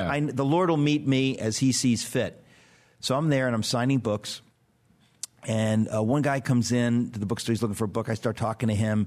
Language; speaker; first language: English; native; English